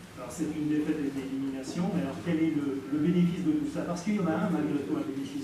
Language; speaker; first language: French; native; French